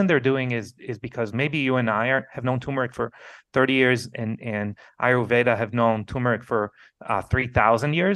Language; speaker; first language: English; non-native, fluent; Hebrew